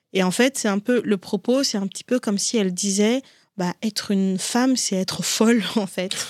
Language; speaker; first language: French; non-native, local second language; Ngazidja Comorian